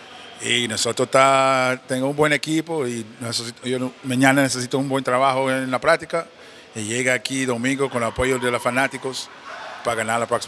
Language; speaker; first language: Spanish; non-native, learner; English